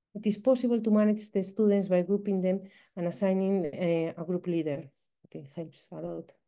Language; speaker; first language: English; non-native, fluent; Spanish